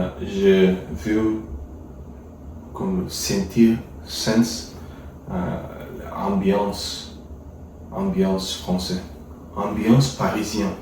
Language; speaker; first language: French; non-native, learner; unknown